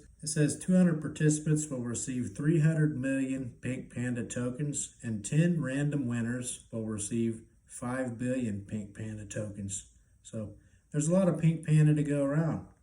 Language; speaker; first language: English; native; English